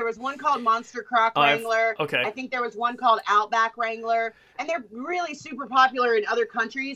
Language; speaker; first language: English; native; English